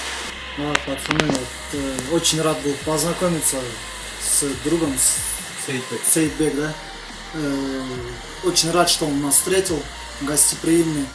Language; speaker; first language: Russian; native; Russian